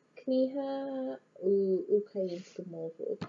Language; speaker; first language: Ukrainian; non-native, learner; English